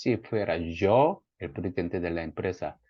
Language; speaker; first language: Spanish; non-native, fluent; Korean